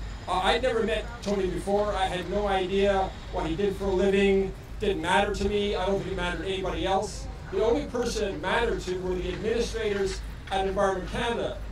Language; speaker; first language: English; native; English